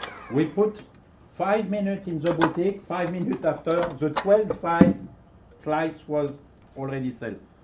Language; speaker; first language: English; non-native, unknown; French